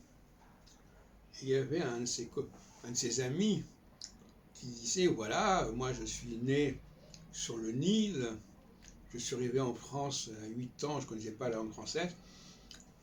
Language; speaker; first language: French; native; French